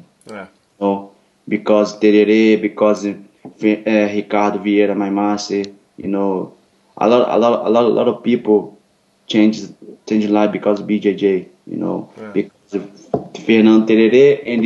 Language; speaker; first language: English; non-native, learner; Portuguese